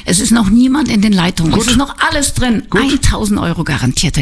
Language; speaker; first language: German; native; German